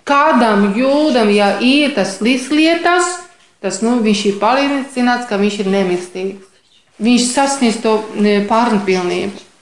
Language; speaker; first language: Latvian; non-native, fluent; Polish